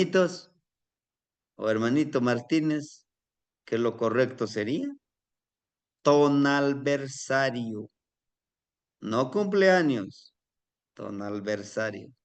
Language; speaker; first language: Spanish; native; Spanish